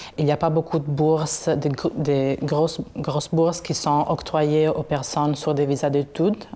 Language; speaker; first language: French; non-native, fluent; Italian